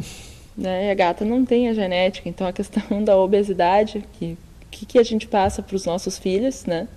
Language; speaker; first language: Portuguese; native; Portuguese